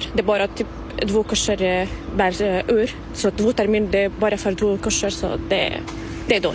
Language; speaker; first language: Swedish; non-native, learner; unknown